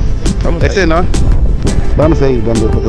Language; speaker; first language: Spanish; non-native, learner; Filipino